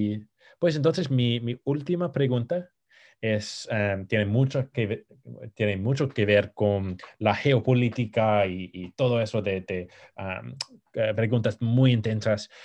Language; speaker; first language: Spanish; non-native, fluent; English